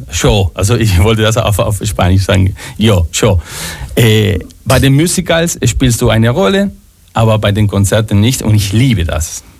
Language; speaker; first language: German; non-native, fluent; Spanish